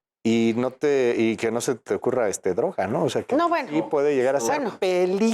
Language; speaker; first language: Spanish; native; Spanish